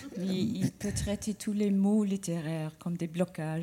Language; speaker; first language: French; non-native, fluent; English